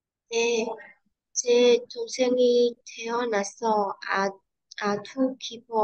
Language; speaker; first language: Korean; non-native, learner; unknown